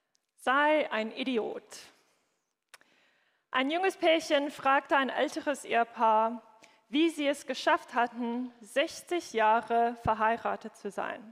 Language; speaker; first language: German; non-native, fluent; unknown